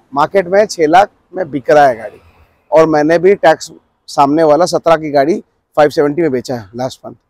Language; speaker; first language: Hindi; native; Hindi